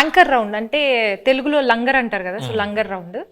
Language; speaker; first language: Telugu; native; Telugu